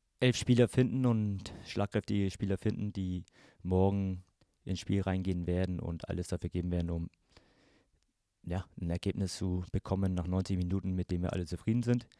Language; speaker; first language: German; native; German